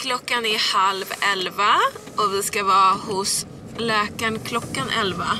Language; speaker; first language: Swedish; native; Swedish